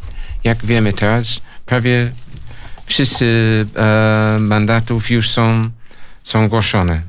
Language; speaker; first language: Polish; non-native, learner; English